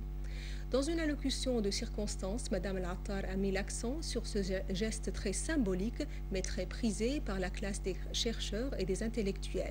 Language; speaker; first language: French; non-native, fluent; Arabic